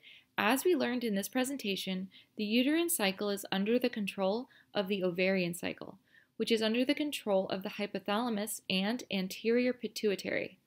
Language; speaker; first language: English; native; English